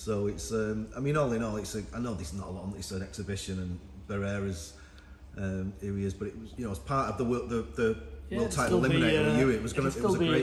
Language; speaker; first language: English; native; English